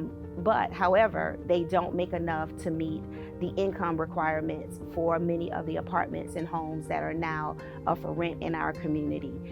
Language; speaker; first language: English; native; English